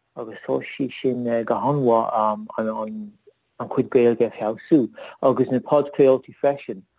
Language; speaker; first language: Irish; non-native, learner; English